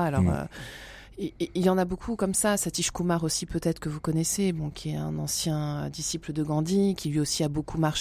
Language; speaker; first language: French; native; French